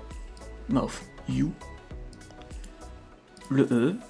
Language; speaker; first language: French; native; French